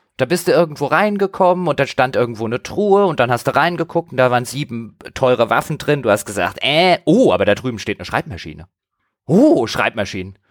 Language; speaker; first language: German; native; German